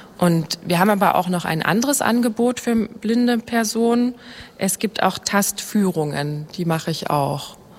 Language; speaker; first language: German; native; German